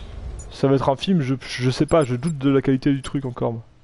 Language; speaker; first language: French; native; French